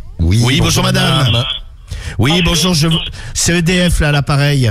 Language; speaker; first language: French; native; French